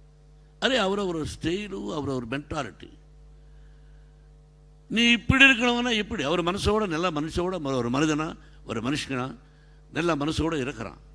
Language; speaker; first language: Tamil; non-native, learner; Telugu